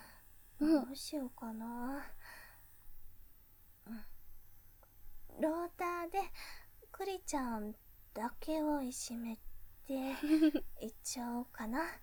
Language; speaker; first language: Japanese; native; Japanese